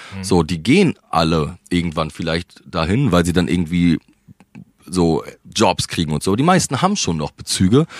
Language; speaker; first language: German; native; German